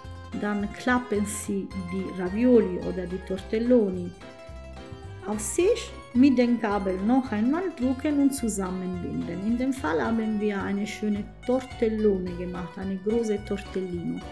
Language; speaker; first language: German; non-native, fluent; Italian